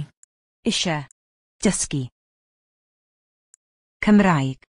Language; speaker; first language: Welsh; non-native, learner; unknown